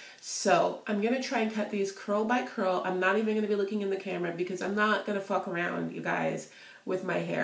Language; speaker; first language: English; native; English